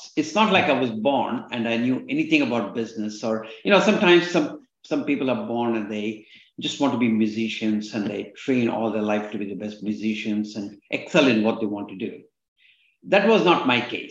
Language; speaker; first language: English; non-native, local second language; Kannada